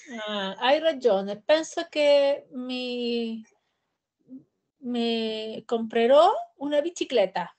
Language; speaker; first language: Italian; non-native, learner; Spanish